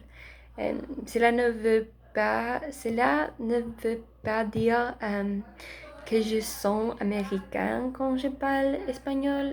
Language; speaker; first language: French; non-native, learner; Spanish